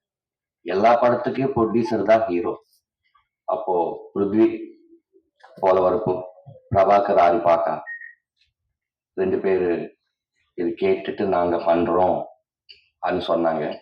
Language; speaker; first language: Tamil; non-native, learner; Telugu